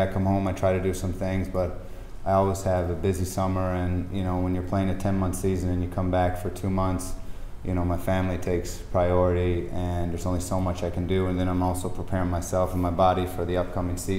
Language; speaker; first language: English; native; English